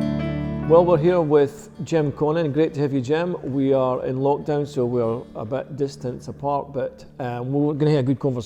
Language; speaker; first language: English; native; English